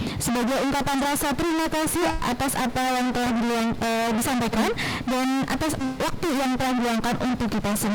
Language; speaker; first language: Indonesian; native; Indonesian